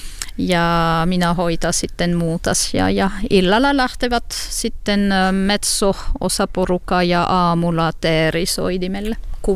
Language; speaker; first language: Finnish; non-native, learner; French